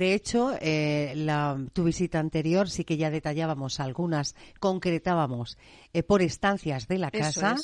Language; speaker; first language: Spanish; native; Spanish